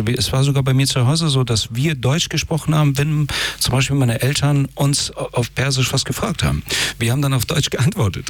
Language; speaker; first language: German; early bilingual, other home language; Persian